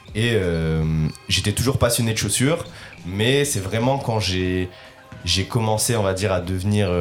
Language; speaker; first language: French; native; French